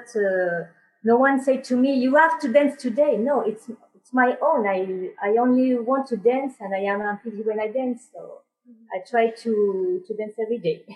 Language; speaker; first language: English; non-native, learner; French